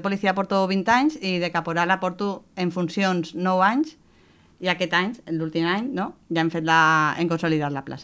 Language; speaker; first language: Catalan; native; Catalan